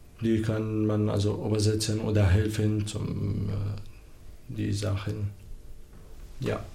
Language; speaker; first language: German; non-native, learner; Arabic